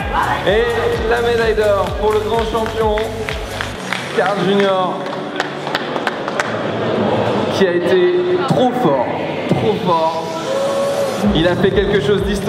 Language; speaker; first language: French; native; French